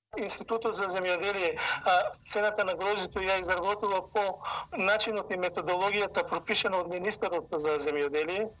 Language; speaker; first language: Macedonian; native; Macedonian